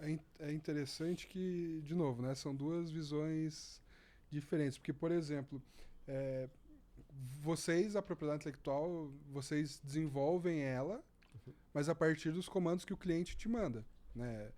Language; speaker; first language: Portuguese; native; Portuguese